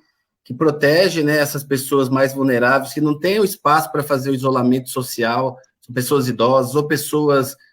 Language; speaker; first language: Portuguese; native; Portuguese